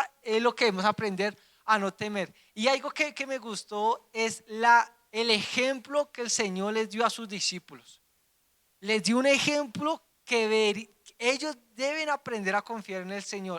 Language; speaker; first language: Spanish; native; Spanish